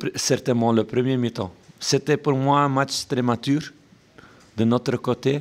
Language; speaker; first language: French; non-native, local second language; Dutch